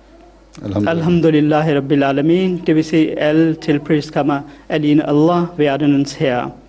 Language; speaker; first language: Danish; non-native, fluent; Urdu